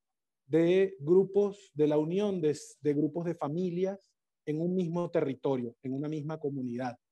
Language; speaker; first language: Spanish; native; Spanish